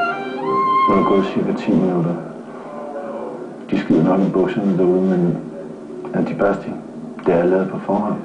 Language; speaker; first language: Danish; native; Danish